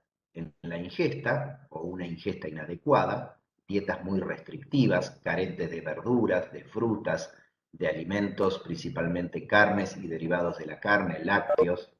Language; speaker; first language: Spanish; native; Spanish